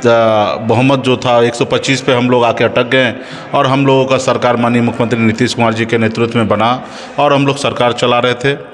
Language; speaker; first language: Hindi; native; Hindi